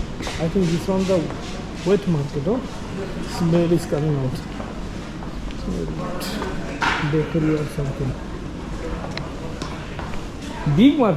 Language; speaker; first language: English; non-native, local second language; Bangla